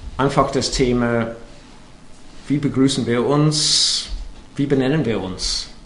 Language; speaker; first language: German; non-native, fluent; English